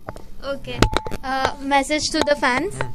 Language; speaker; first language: English; non-native, local second language; Hindi